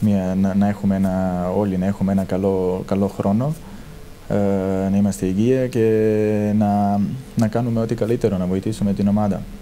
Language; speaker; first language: Greek; non-native, fluent; Serbian